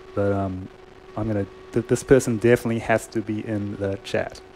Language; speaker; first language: English; native; English